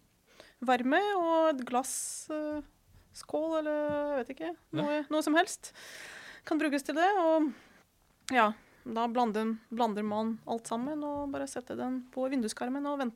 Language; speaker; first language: Norwegian; non-native, fluent; Ukrainian